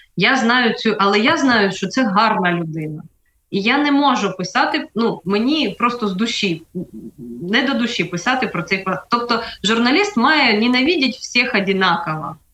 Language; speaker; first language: Ukrainian; native; Ukrainian